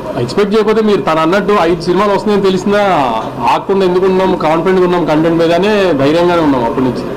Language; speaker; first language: Telugu; native; Telugu